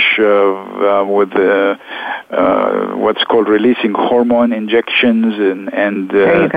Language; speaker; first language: English; non-native, fluent; Arabic